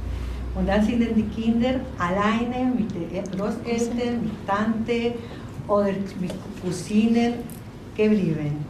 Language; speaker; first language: German; non-native, learner; Spanish